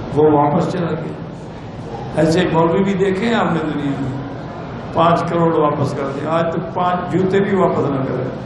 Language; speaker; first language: Urdu; native; Urdu